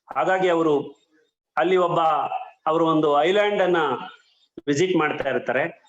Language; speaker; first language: Kannada; native; Kannada